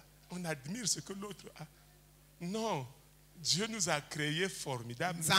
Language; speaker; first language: French; native; French